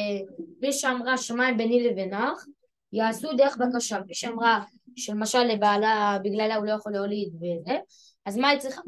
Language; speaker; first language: Hebrew; early bilingual, other home language; French